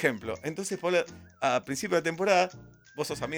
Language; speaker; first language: Spanish; native; Spanish